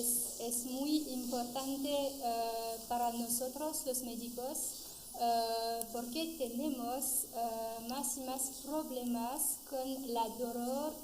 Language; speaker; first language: Spanish; non-native, fluent; French